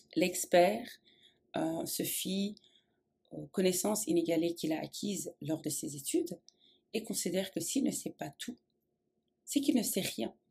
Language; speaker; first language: French; native; French